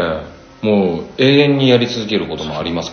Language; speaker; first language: Japanese; native; Japanese